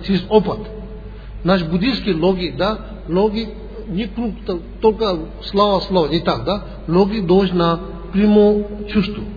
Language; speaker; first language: Russian; non-native, learner; Tibetan